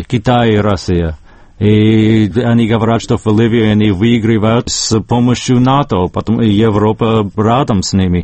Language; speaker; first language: Russian; non-native, fluent; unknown